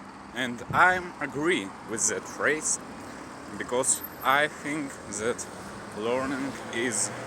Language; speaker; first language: English; non-native, learner; Russian